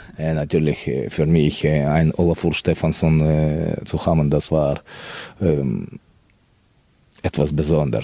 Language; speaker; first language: German; non-native, fluent; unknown